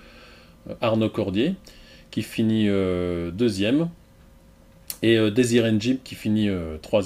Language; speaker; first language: French; native; French